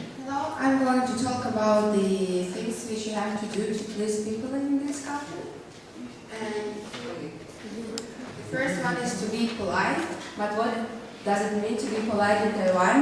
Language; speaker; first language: English; non-native, fluent; Russian